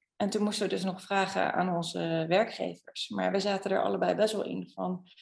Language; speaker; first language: Dutch; native; Dutch